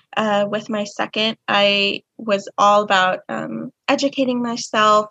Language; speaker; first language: English; native; English